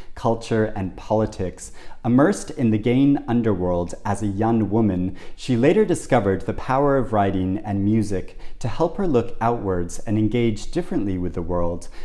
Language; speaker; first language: English; native; English